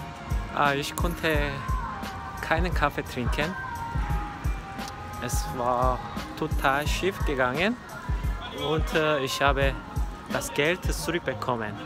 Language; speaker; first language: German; non-native, learner; Korean